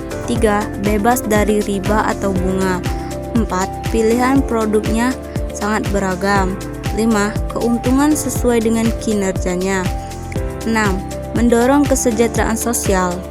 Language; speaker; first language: Indonesian; native; Indonesian